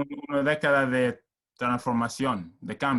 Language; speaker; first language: Spanish; non-native, learner; English